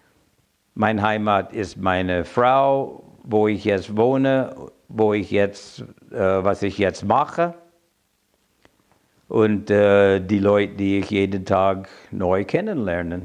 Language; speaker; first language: German; non-native, fluent; English